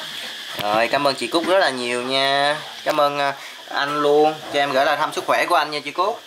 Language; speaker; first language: Vietnamese; native; Vietnamese